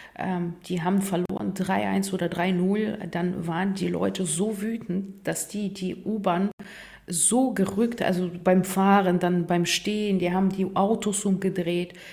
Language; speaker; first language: German; non-native, fluent; Russian